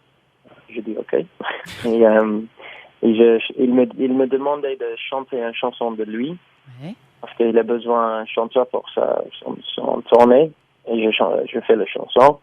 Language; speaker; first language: French; non-native, learner; English